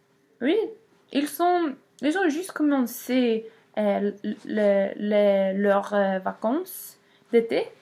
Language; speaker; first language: French; non-native, learner; Swedish